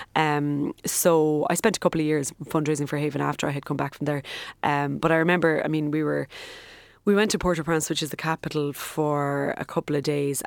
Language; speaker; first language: English; native; English